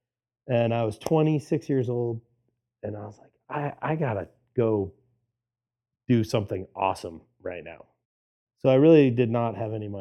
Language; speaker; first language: English; native; English